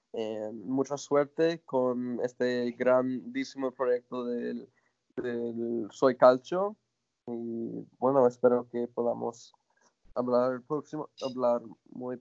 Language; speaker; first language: Spanish; non-native, fluent; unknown